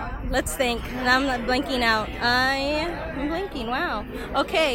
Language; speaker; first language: English; early bilingual, other home language; Spanish